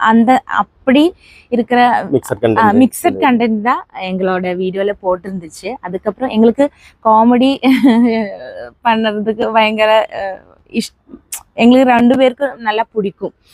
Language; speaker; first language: Tamil; non-native, learner; Malayalam